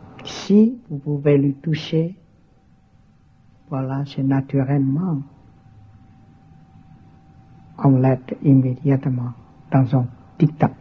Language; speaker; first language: French; non-native, learner; Vietnamese